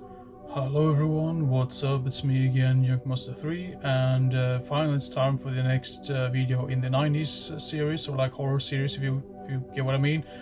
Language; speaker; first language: English; non-native, fluent; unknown